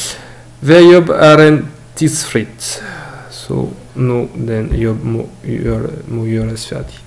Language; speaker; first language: Norwegian; non-native, learner; French